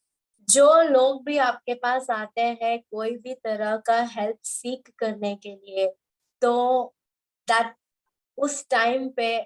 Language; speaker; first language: Hindi; native; Hindi